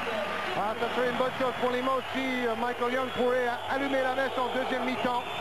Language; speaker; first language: French; native; French